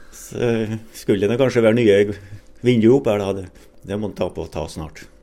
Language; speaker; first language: Norwegian; native; Norwegian